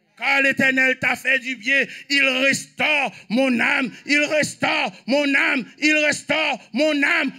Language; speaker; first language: French; non-native, local second language; Haitian Creole